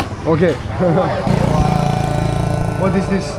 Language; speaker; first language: English; non-native, learner; French